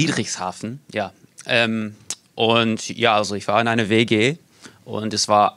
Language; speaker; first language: German; non-native, fluent; English